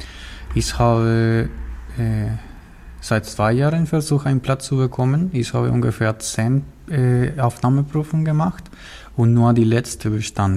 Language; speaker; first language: German; non-native, learner; Spanish